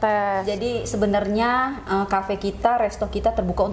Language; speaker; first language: Indonesian; native; Indonesian